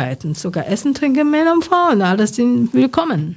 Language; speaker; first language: German; non-native, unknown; Chinese